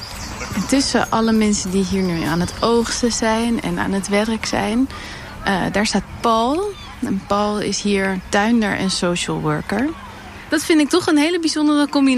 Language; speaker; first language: Dutch; native; Dutch